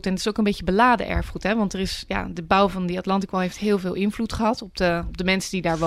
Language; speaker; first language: Dutch; native; Dutch